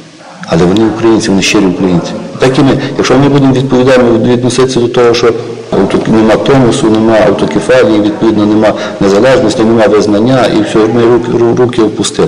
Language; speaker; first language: Ukrainian; native; Ukrainian